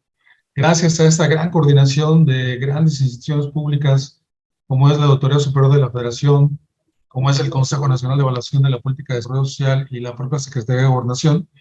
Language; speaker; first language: Spanish; native; Spanish